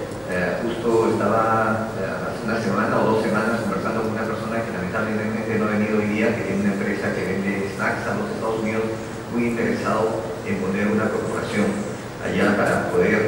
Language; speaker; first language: Spanish; native; Spanish